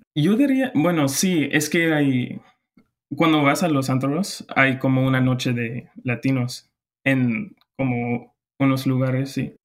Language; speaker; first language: Spanish; non-native, fluent; English